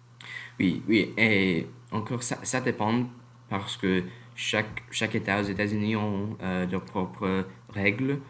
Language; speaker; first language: French; non-native, learner; English